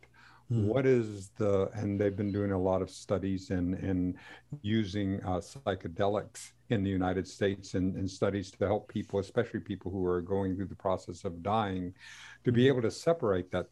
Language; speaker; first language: English; non-native, fluent; Spanish